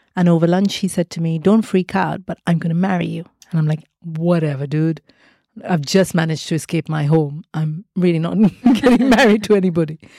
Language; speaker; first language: English; non-native, local second language; Malayalam